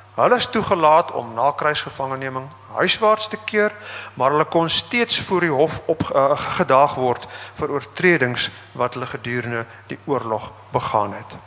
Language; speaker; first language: Afrikaans; native; Afrikaans